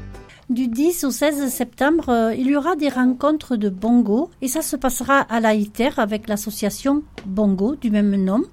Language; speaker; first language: French; native; French